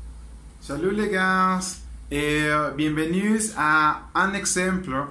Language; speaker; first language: French; non-native, learner; Spanish